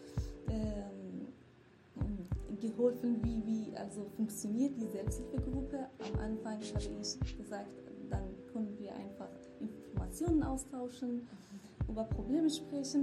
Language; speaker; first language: German; non-native, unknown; Kurdish